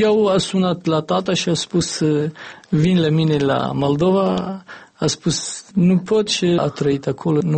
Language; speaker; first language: Romanian; non-native, learner; Arabic